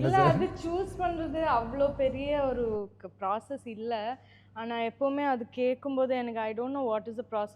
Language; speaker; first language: Tamil; non-native, fluent; Malayalam